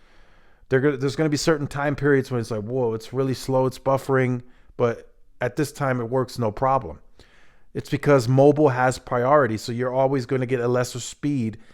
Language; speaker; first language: English; native; English